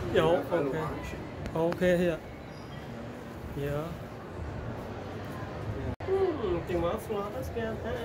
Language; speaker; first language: Danish; non-native, learner; Thai